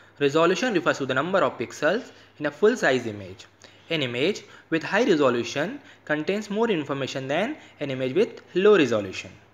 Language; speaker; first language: English; non-native, local second language; Hindi